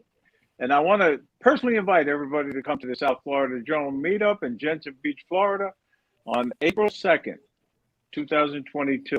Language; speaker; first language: English; native; English